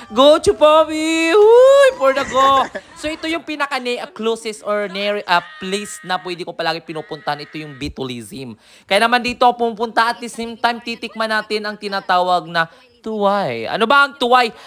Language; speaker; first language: Filipino; native; Filipino